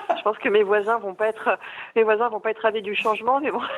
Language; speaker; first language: French; native; French